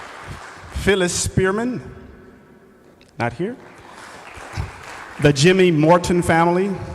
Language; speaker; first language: English; native; English